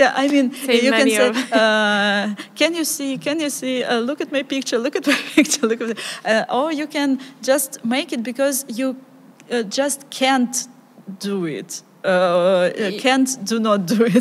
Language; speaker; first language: English; non-native, learner; Ukrainian